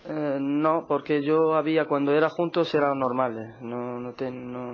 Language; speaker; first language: Spanish; non-native, learner; Arabic